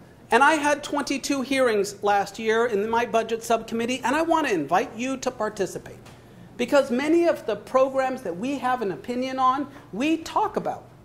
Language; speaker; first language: English; early bilingual, other home language; Spanish